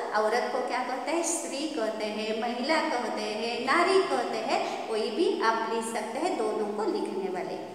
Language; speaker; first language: Hindi; non-native, local second language; Kannada